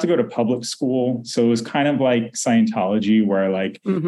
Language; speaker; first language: English; native; English